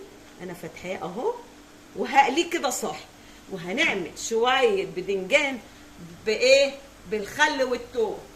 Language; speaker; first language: Arabic; native; Arabic